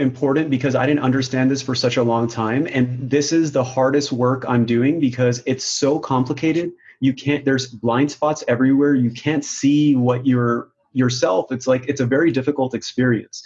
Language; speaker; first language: English; non-native, local second language; Urdu